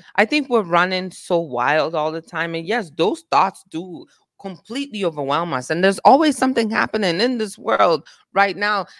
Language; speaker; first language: English; non-native, fluent; Italian